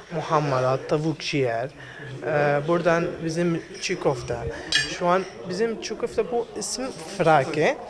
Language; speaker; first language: Turkish; non-native, learner; Arabic